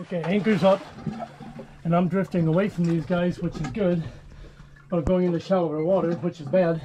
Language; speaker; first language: English; native; English